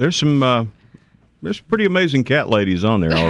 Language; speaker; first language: English; native; English